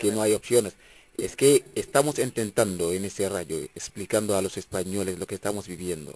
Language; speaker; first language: Spanish; non-native, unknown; Wolof